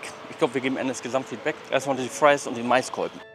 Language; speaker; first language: German; native; German